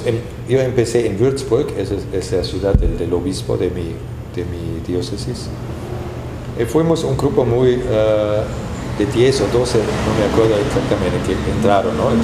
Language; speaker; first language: Spanish; non-native, fluent; German